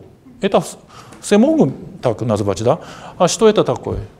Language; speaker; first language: Russian; non-native, fluent; Japanese